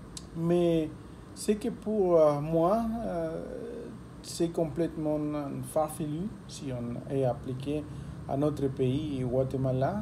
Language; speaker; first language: French; non-native, learner; Spanish